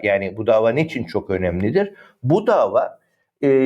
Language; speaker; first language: Turkish; native; Turkish